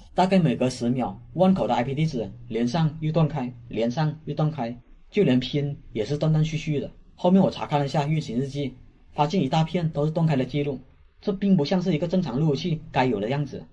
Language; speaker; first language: Chinese; native; Chinese